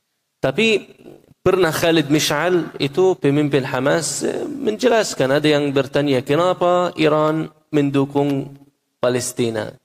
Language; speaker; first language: Indonesian; non-native, fluent; Arabic